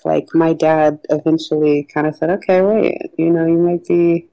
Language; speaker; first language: English; native; English